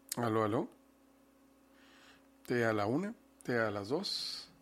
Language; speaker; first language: Spanish; native; Spanish